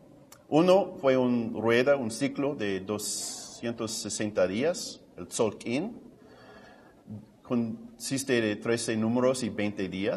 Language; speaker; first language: Spanish; non-native, fluent; English